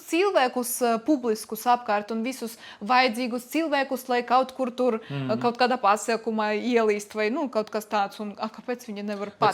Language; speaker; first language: Latvian; non-native, local second language; Russian